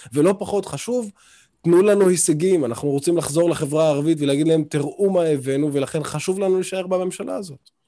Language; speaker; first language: Hebrew; non-native, local second language; Arabic